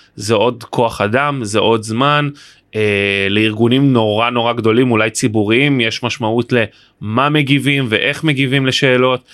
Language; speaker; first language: Hebrew; native; Hebrew